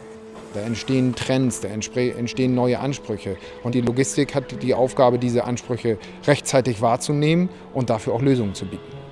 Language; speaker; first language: German; native; German